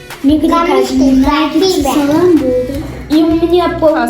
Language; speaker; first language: Russian; non-native, local second language; Kazakh